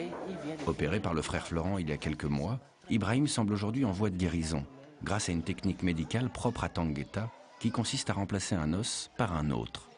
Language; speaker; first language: French; native; French